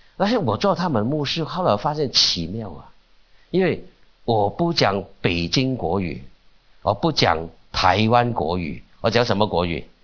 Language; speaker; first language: Chinese; non-native, local second language; Cantonese